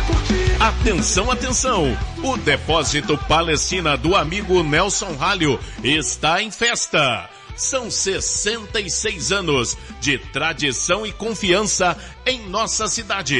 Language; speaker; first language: Portuguese; native; Portuguese